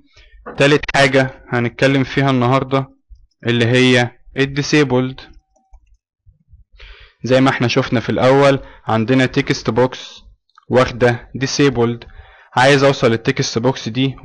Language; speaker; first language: Arabic; native; Arabic